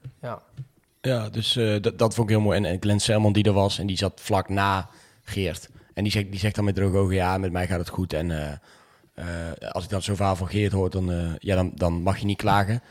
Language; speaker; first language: Dutch; native; Dutch